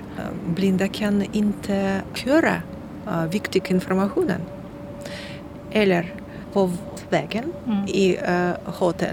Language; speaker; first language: Swedish; non-native, learner; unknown